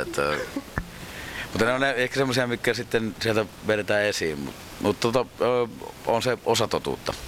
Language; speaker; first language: Finnish; native; Finnish